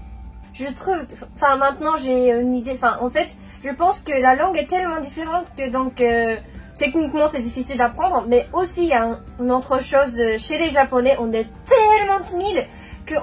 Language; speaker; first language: French; non-native, fluent; Japanese